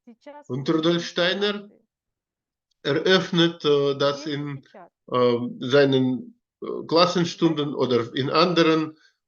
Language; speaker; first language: German; non-native, learner; Russian